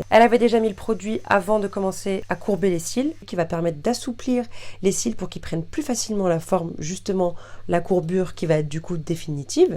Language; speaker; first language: French; native; French